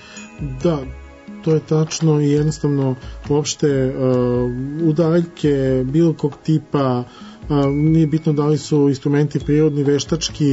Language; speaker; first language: Serbian; native; Serbian